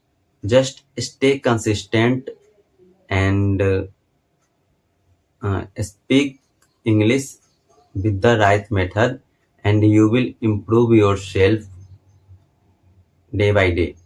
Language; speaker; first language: English; non-native, learner; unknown